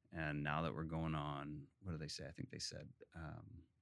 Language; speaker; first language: English; native; English